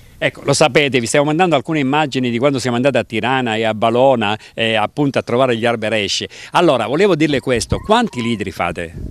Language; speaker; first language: Italian; native; Italian